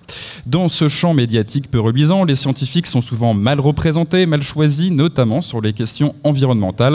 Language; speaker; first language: French; native; French